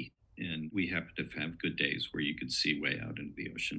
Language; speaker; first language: English; native; English